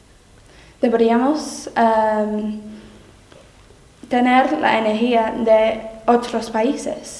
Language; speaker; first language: Spanish; non-native, learner; English